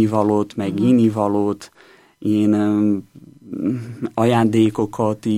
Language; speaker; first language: Hungarian; non-native, learner; Portuguese